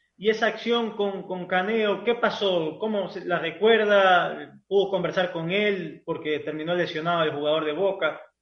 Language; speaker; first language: Spanish; native; Spanish